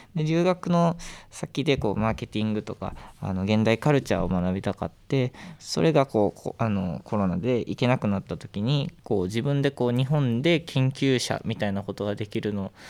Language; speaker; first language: Japanese; native; Japanese